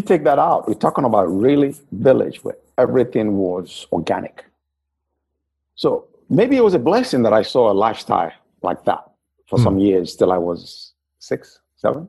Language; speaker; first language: English; non-native, local second language; Igbo